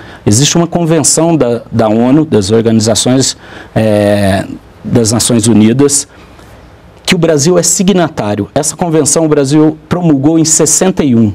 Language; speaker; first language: Portuguese; native; Portuguese